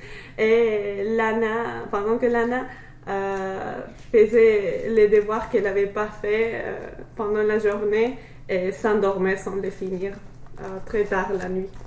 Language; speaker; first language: French; non-native, fluent; English